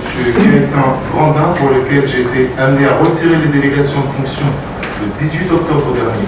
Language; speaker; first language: French; native; French